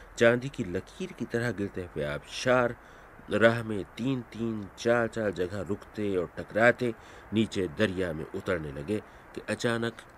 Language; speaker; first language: Urdu; native; Urdu